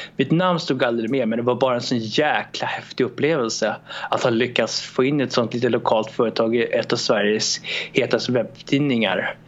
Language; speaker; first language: Swedish; early bilingual, other home language; Romanian